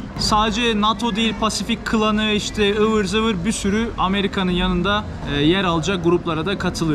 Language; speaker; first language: Turkish; native; Turkish